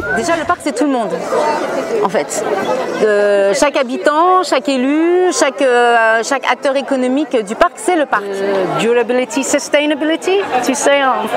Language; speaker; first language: French; non-native, fluent; English